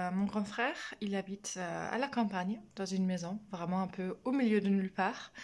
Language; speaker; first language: French; non-native, fluent; German